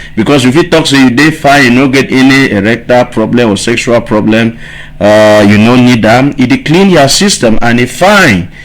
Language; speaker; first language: Nigerian Pidgin; native; Nigerian Pidgin